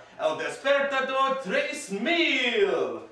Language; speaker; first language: Spanish; non-native, learner; English